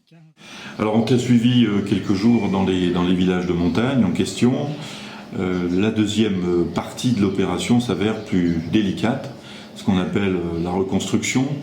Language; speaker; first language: French; native; French